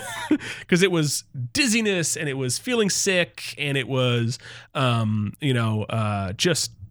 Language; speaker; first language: English; native; English